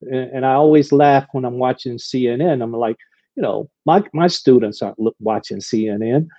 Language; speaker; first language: English; native; English